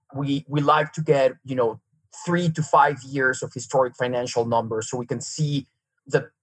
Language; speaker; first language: English; non-native, fluent; Serbian